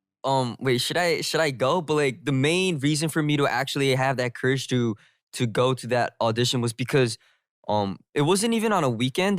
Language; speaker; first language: English; early bilingual, other home language; Korean